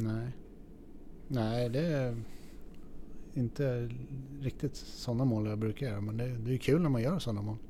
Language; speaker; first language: Swedish; native; Swedish